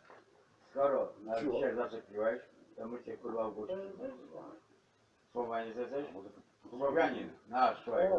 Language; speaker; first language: Polish; native; Polish